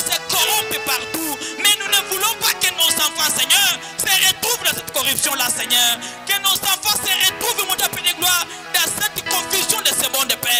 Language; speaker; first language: French; non-native, local second language; Swahili